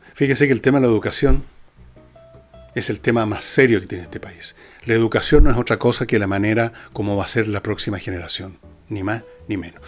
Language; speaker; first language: Spanish; native; Spanish